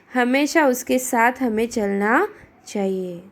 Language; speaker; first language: Hindi; non-native, local second language; Marathi